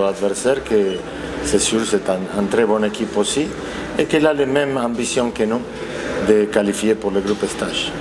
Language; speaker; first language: French; non-native, fluent; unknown